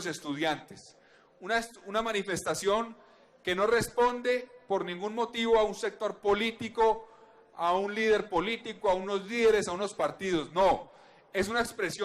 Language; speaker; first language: Spanish; native; Spanish